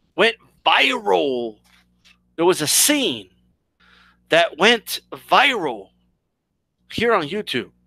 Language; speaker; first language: English; early bilingual, other home language; Spanish